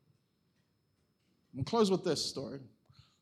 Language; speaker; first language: English; native; English